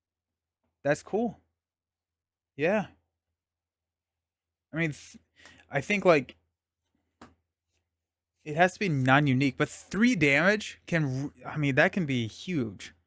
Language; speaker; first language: English; native; English